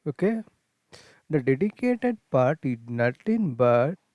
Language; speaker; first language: English; non-native, local second language; Kannada